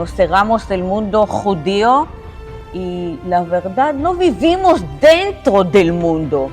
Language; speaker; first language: Spanish; non-native, fluent; Hebrew